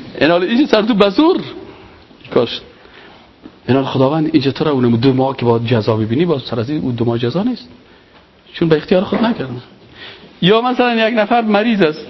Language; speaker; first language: Persian; native; Persian